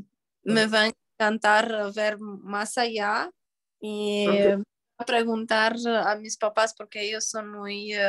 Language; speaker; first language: Spanish; non-native, learner; Romanian